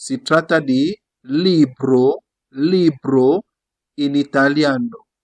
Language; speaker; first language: Italian; non-native, fluent; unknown